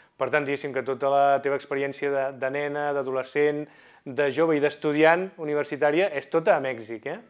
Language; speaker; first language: Catalan; native; Catalan